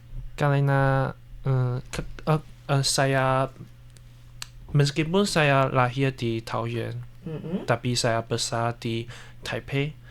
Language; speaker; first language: Indonesian; non-native, learner; Chinese